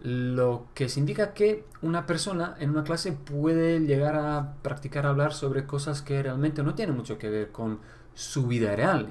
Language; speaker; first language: Spanish; non-native, fluent; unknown